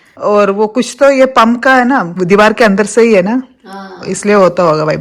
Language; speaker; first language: Hindi; non-native, local second language; Malayalam